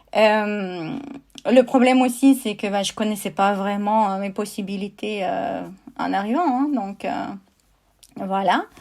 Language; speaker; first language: French; non-native, fluent; Russian